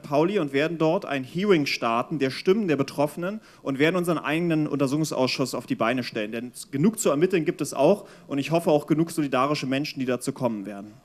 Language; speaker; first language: German; native; German